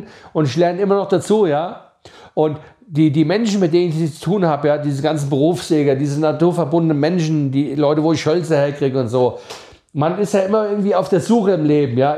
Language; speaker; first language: German; native; German